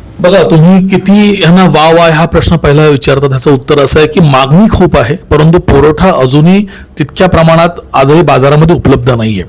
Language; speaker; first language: Marathi; native; Marathi